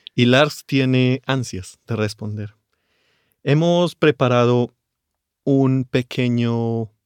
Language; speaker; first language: Spanish; native; Spanish